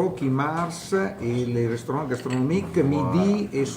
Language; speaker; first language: French; non-native, fluent; Italian